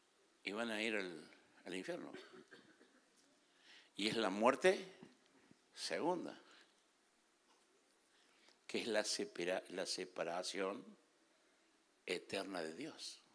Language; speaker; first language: Spanish; native; Spanish